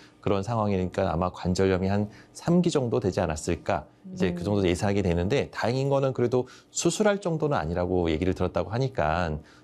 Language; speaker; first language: Korean; native; Korean